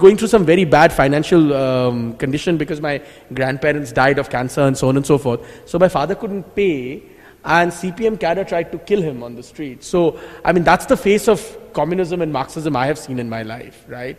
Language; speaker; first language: English; non-native, local second language; Bangla